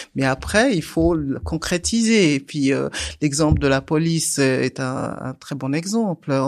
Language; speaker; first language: French; early bilingual, other home language; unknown